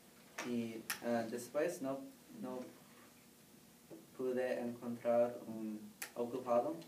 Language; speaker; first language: Spanish; non-native, learner; English